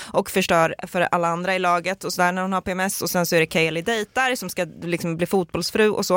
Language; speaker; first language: Swedish; native; Swedish